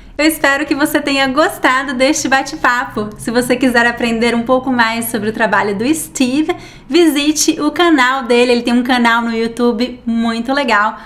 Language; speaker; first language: Portuguese; native; Portuguese